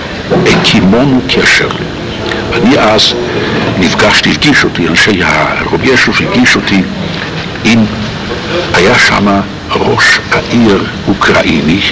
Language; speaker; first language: Hebrew; non-native, fluent; Polish